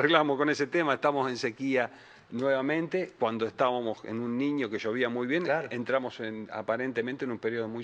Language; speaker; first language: Spanish; native; Spanish